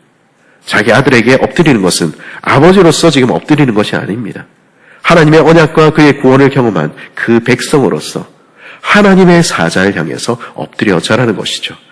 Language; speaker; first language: Korean; native; Korean